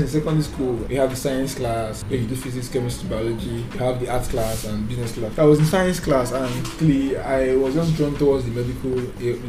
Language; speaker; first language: English; non-native, local second language; Yoruba